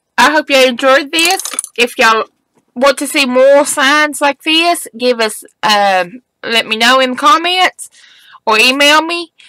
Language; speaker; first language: English; native; English